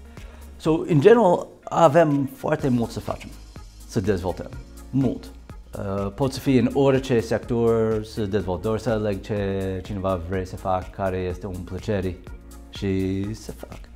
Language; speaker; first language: Romanian; non-native, learner; English